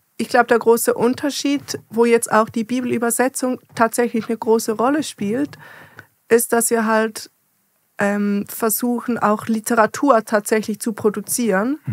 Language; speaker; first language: German; native; German